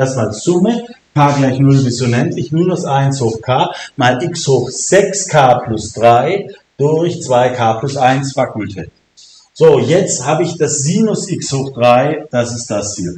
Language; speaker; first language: German; native; German